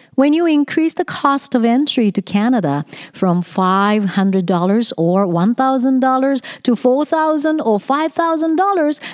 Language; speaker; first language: English; non-native, fluent; Japanese